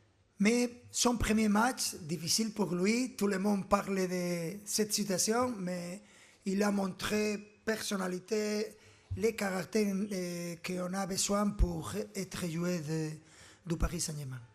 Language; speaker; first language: French; non-native, learner; Spanish